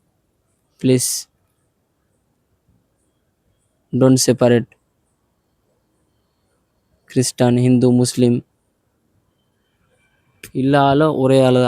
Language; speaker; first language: Tamil; non-native, learner; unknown